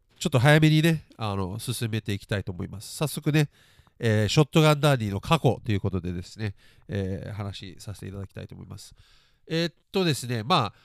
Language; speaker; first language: Japanese; early bilingual, other home language; English